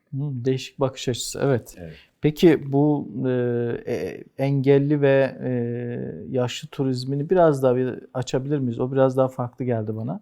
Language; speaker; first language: Turkish; native; Turkish